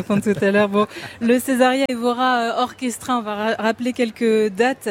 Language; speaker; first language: French; native; French